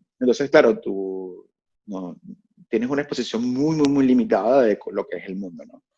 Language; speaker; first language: Spanish; native; Spanish